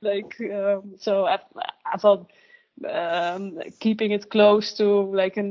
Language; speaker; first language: English; non-native, fluent; Dutch